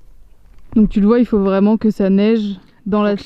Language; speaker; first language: French; native; French